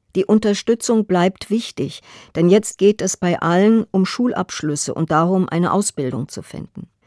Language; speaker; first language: German; native; German